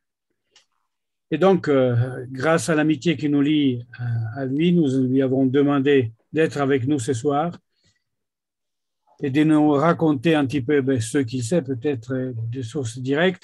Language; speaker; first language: French; non-native, fluent; Italian